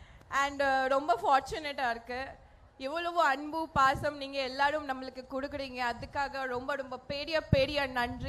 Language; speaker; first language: Tamil; non-native, learner; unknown